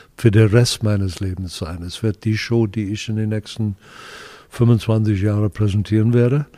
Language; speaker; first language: German; non-native, fluent; English